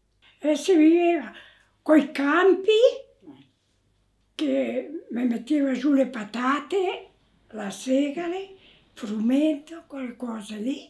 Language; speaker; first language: Italian; non-native, local second language; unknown